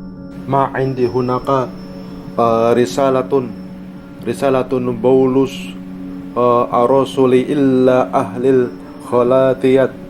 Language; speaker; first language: Arabic; non-native, learner; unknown